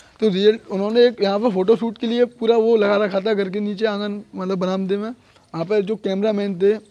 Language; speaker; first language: Hindi; native; Hindi